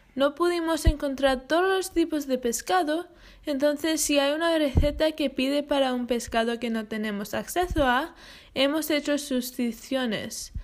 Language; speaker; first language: Spanish; non-native, fluent; English